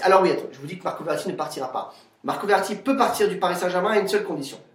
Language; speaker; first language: French; native; French